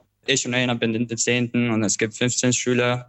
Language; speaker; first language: German; non-native, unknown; Albanian